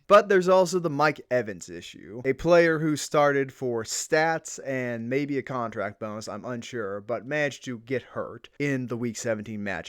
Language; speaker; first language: English; native; English